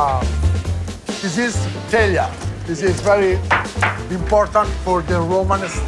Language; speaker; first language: English; non-native, learner; Italian